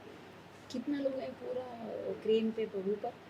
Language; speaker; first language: Hindi; non-native, local second language; Telugu